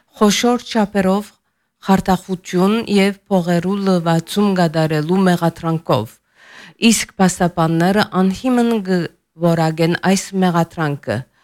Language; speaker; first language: Armenian; early bilingual, heritage; Armenian